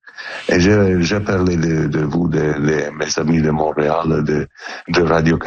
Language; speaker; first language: French; non-native, learner; Italian